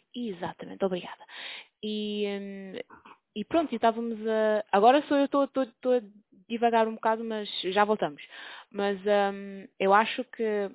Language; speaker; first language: Portuguese; non-native, local second language; Kabuverdianu